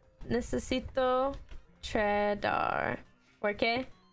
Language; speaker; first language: Spanish; non-native, learner; English